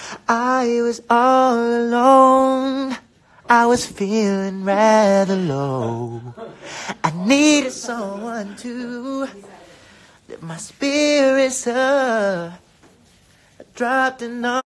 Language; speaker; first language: English; early bilingual, other home language; Korean